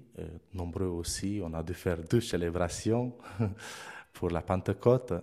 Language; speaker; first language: French; non-native, fluent; Romanian